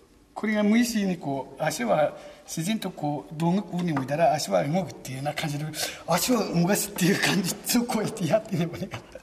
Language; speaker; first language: Japanese; native; Japanese